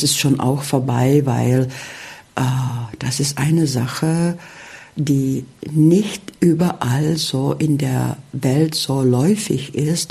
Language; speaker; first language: German; non-native, fluent; Czech